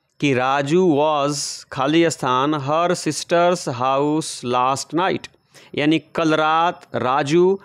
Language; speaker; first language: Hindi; native; Hindi